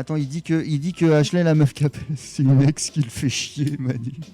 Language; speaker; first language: French; native; French